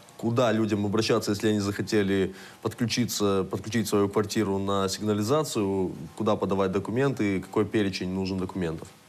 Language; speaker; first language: Russian; native; Russian